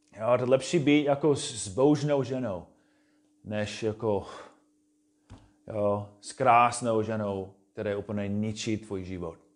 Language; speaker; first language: Czech; non-native, fluent; English